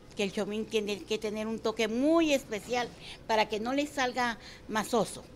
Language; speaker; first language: Spanish; native; Spanish